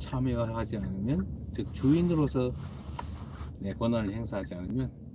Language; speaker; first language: Korean; native; Korean